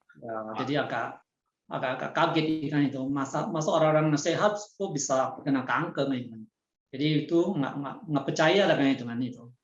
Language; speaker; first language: Indonesian; non-native, fluent; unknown